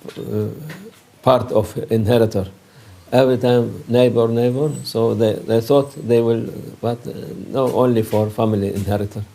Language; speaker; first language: English; non-native, learner; Turkish